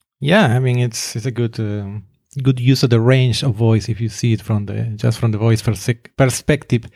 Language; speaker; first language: English; non-native, fluent; Spanish